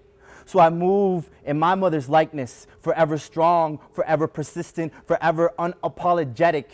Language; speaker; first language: English; early bilingual, other home language; Spanish